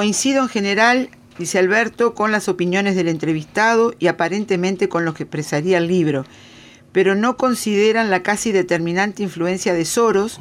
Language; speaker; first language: Spanish; native; Spanish